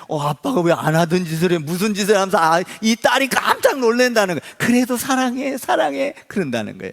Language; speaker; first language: Korean; native; Korean